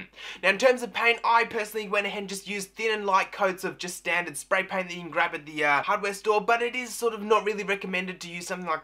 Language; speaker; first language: English; native; English